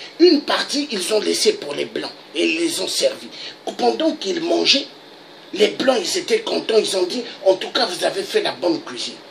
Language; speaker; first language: French; non-native, local second language; Lingala